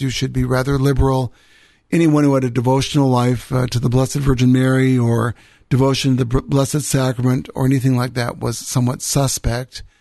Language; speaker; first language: English; native; English